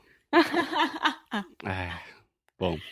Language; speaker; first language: Portuguese; non-native, fluent; English